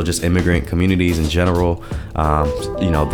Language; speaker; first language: English; early bilingual, other home language; Japanese